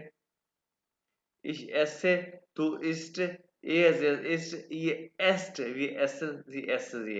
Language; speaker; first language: German; non-native, fluent; Urdu